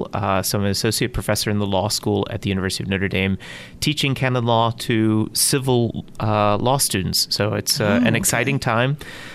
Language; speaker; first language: English; native; English